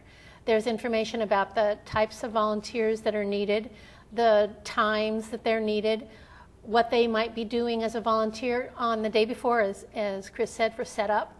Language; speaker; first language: English; native; English